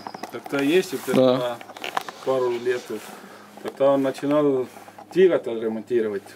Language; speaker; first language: Russian; non-native, learner; Estonian